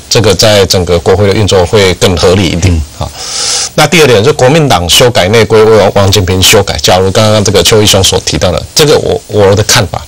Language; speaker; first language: Chinese; native; Chinese